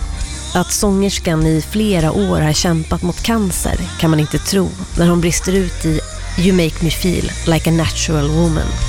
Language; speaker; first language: Swedish; native; Swedish